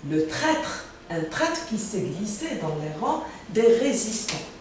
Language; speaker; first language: French; non-native, local second language; Arabic